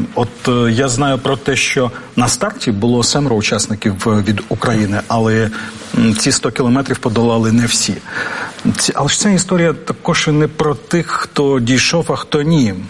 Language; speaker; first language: Ukrainian; native; Ukrainian